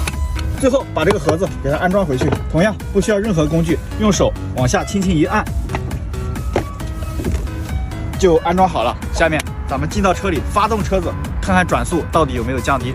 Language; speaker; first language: Chinese; native; Chinese